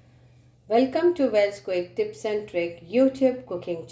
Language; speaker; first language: English; non-native, local second language; Konkani